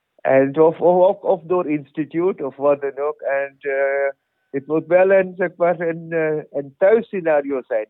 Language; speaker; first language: Dutch; non-native, learner; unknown